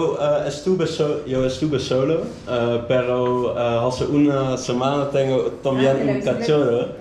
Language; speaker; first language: Spanish; non-native, learner; Dutch